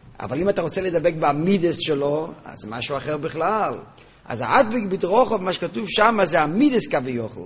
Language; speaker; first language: Hebrew; non-native, local second language; Yiddish